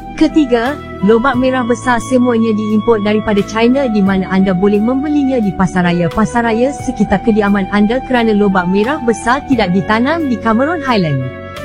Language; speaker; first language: Malay; native; Malay